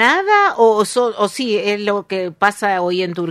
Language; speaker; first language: Spanish; native; Spanish